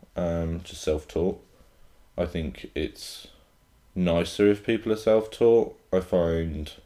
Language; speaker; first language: English; native; English